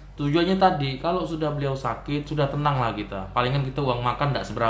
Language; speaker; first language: Indonesian; native; Indonesian